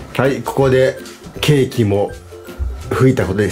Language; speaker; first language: Japanese; native; Japanese